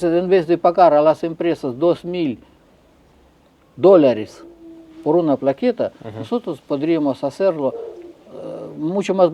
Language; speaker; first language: Spanish; non-native, fluent; Russian